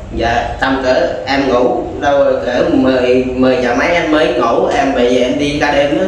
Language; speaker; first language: Vietnamese; non-native, local second language; Khmer